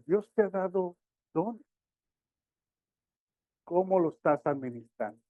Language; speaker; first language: Spanish; early bilingual, heritage; Spanish